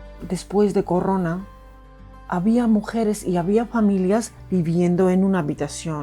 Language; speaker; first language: Spanish; non-native, fluent; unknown